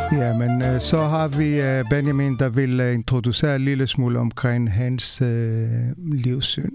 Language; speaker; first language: Danish; non-native, fluent; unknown